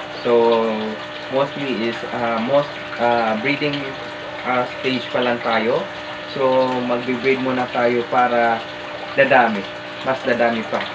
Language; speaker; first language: Filipino; non-native, local second language; Cebuano